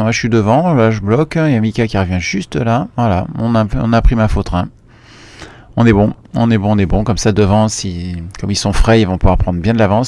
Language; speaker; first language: French; native; French